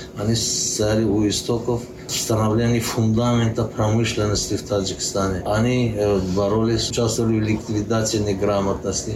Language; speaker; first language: Russian; non-native, local second language; Tajik